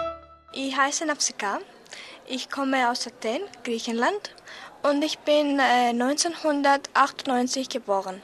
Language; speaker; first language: German; non-native, learner; Greek